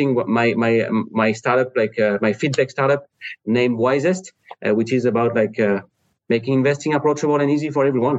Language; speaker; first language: English; non-native, fluent; French